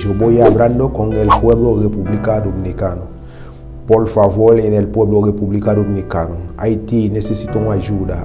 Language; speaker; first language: Spanish; non-native, learner; Haitian Creole